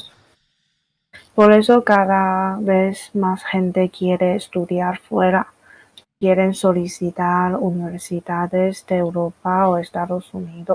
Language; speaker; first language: Spanish; non-native, fluent; Chinese